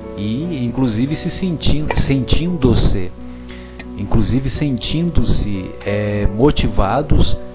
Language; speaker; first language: Portuguese; native; Portuguese